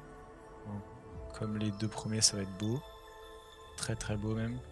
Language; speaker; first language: French; native; French